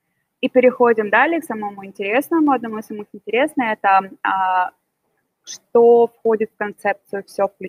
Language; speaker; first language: Russian; native; Russian